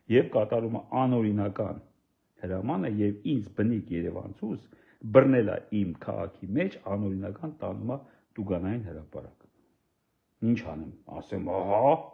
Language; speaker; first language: Armenian; native; Armenian